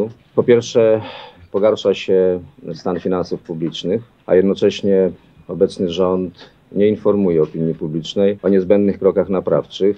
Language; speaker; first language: Polish; native; Polish